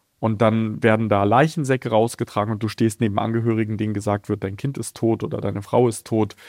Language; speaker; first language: German; early bilingual, other home language; Russian